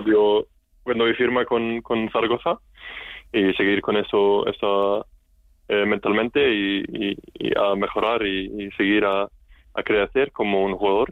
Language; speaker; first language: Spanish; non-native, learner; Icelandic